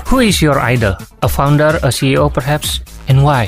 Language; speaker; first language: English; non-native, fluent; Javanese